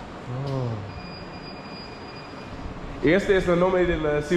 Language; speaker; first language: Spanish; non-native, learner; English